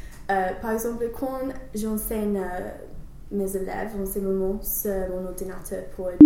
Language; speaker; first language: French; non-native, learner; English